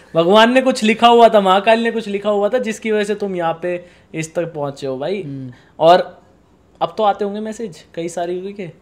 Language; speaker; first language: Hindi; native; Hindi